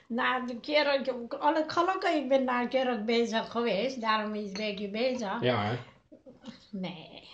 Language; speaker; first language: Dutch; non-native, learner; Nepali